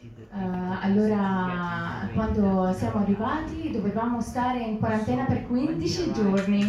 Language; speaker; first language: Italian; non-native, learner; Arabic